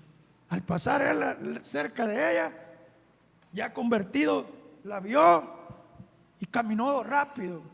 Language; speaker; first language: Spanish; native; Spanish